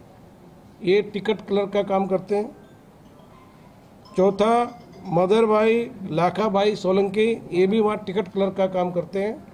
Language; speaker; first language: Hindi; non-native, local second language; Gujarati